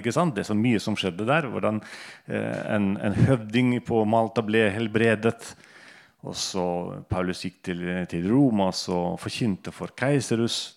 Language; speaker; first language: Norwegian; non-native, fluent; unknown